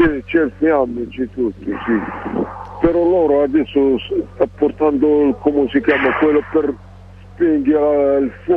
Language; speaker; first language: Italian; non-native, learner; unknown